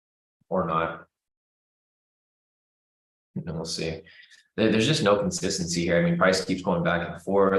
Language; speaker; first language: English; native; English